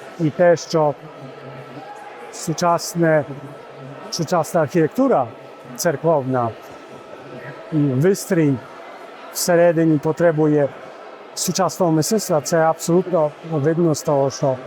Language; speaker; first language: Ukrainian; early bilingual, heritage; Polish